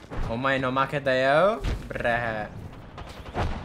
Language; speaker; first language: Japanese; non-native, fluent; English